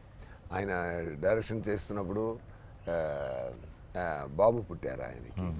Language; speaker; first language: Telugu; non-native, learner; Tamil